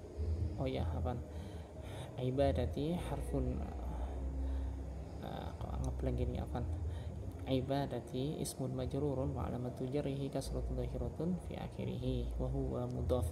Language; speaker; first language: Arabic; non-native, fluent; Indonesian